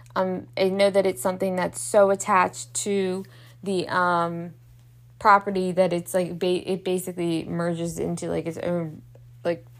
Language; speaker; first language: English; native; English